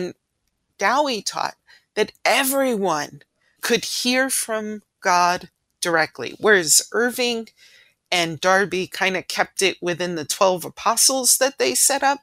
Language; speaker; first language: English; native; English